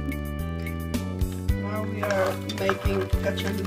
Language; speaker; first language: English; non-native, learner; Czech